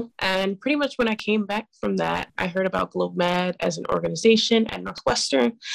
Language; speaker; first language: English; native; English